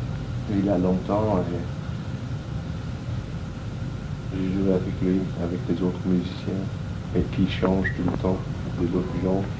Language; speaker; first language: French; non-native, fluent; English